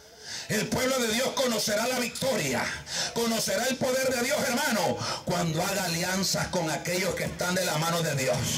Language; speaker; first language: Spanish; native; Spanish